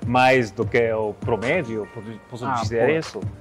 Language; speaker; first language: Portuguese; non-native, learner; Spanish